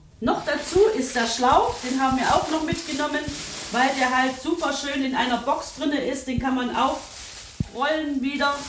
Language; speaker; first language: German; native; German